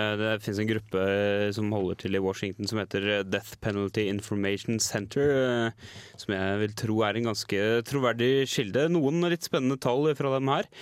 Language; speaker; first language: Norwegian; native; Norwegian